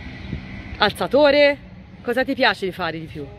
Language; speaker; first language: Italian; native; Italian